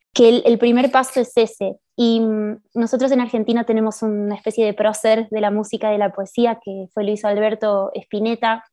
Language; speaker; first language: Spanish; native; Spanish